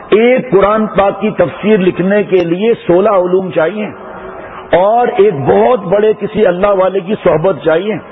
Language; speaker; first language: Urdu; non-native, local second language; Pashto